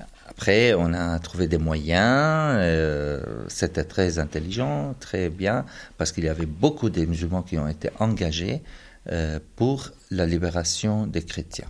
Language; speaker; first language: French; non-native, fluent; Arabic